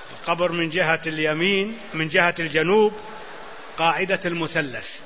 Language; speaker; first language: Arabic; native; Arabic